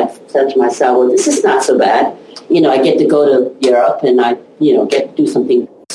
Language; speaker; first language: English; non-native, local second language; Cantonese